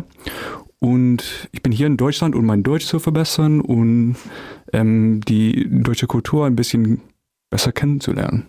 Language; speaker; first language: German; non-native, fluent; English